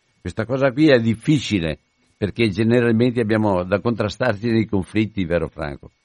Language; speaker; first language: Italian; native; Italian